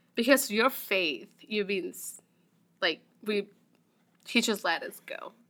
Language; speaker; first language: English; non-native, learner; Spanish